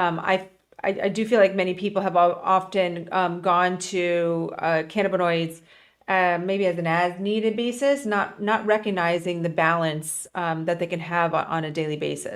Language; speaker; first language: English; native; English